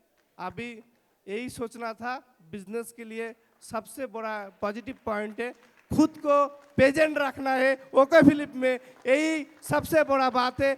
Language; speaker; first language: Hindi; non-native, local second language; Bangla